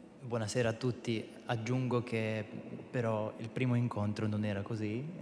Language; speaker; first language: Italian; non-native, fluent; Russian